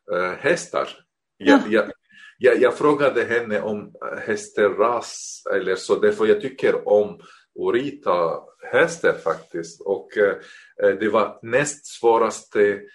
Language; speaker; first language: Swedish; non-native, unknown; Arabic